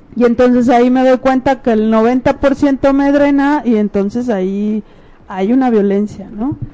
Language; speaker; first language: Spanish; native; Spanish